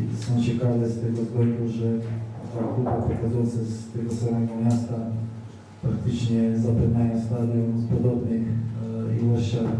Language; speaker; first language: Polish; non-native, fluent; Serbian